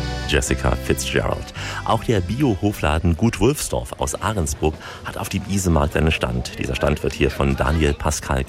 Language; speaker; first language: German; native; German